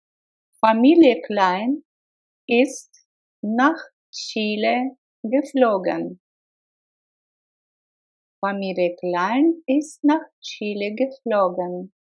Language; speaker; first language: German; non-native, fluent; Russian